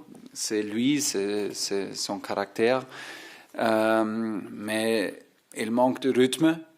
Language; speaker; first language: French; non-native, fluent; German